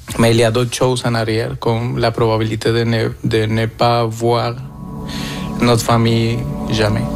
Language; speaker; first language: French; non-native, fluent; Spanish